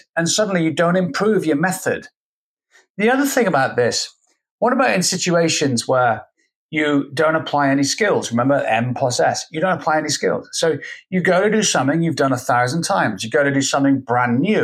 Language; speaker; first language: English; native; English